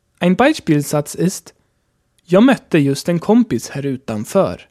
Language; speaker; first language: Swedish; non-native, fluent; German